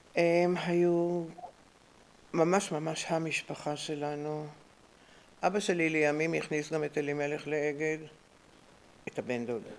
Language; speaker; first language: Hebrew; native; Hebrew